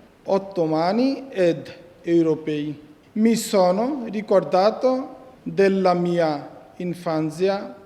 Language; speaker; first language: Italian; non-native, fluent; Bangla